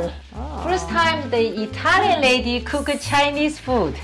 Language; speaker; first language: English; non-native, learner; Chinese